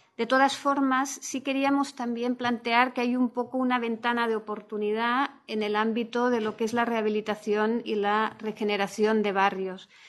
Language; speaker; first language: Spanish; non-native, local second language; Catalan